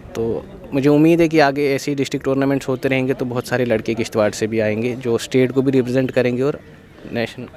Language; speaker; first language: Hindi; native; Hindi